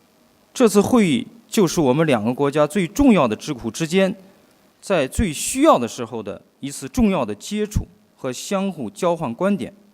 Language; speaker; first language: Chinese; native; Chinese